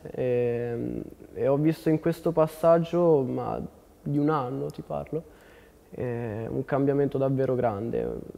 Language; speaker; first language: Italian; native; Italian